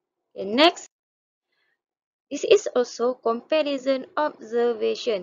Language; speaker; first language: English; non-native, local second language; Malay